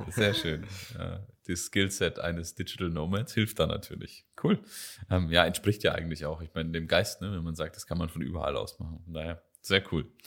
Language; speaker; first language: German; native; German